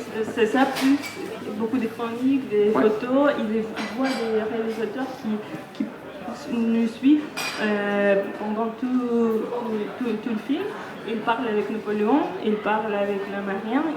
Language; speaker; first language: French; non-native, fluent; Russian